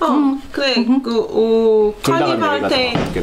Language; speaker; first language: Korean; non-native, learner; Portuguese